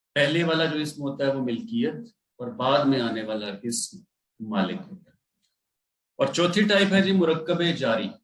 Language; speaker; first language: Urdu; native; Urdu